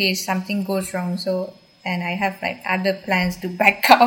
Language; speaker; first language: English; non-native, local second language; Chinese